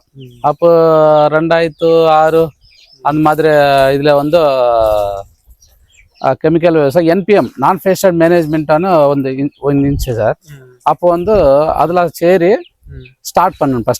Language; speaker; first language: Tamil; non-native, local second language; Telugu